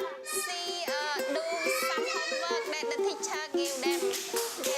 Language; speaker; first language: English; non-native, learner; Khmer